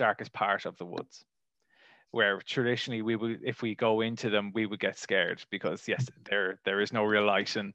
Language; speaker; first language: English; native; English